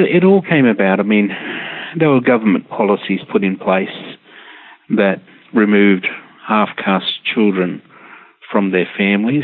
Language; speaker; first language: English; native; English